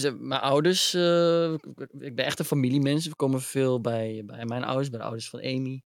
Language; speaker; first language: Dutch; early bilingual, other home language; Arabic